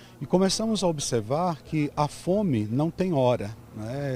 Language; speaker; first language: Portuguese; native; Portuguese